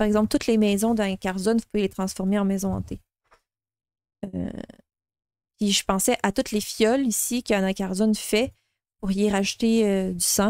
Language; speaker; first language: French; native; French